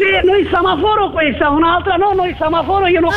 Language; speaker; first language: Italian; non-native, learner; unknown